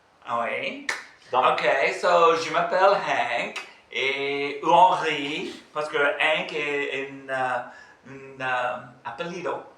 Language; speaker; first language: French; non-native, fluent; English